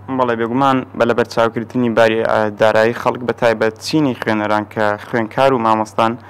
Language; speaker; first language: Central Kurdish; native; Central Kurdish